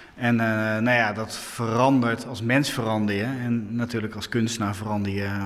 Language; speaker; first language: Dutch; native; Dutch